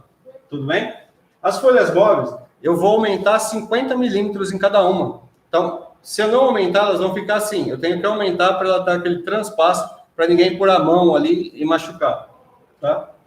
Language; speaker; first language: Portuguese; native; Portuguese